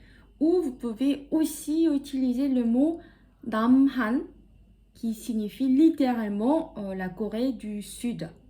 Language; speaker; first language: French; non-native, fluent; Korean